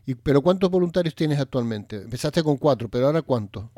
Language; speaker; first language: Spanish; native; Spanish